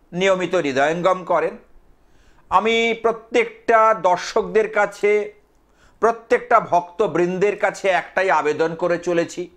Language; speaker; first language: Bangla; native; Bangla